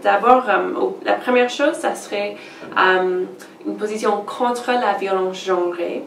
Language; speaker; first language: French; non-native, fluent; English